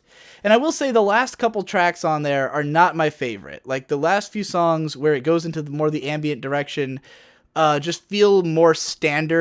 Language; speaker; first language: English; native; English